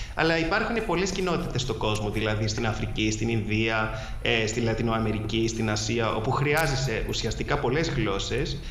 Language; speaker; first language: Greek; early bilingual, heritage; English